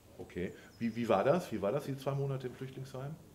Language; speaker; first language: German; native; German